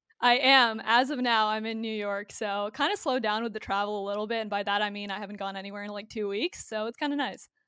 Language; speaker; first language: English; native; English